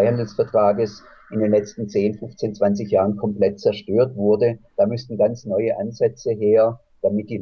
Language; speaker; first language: German; native; German